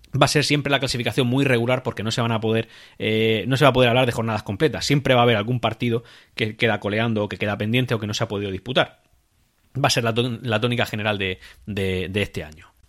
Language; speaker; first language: Spanish; native; Spanish